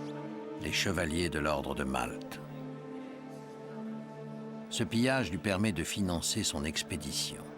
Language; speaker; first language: French; native; French